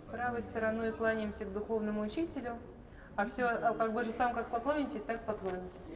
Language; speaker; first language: Russian; native; Russian